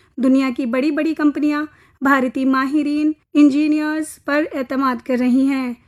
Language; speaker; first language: Urdu; native; Urdu